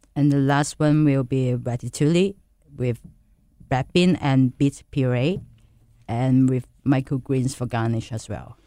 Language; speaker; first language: English; non-native, local second language; Cantonese